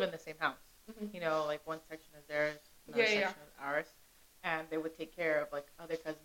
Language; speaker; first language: English; early bilingual, other home language; Spanish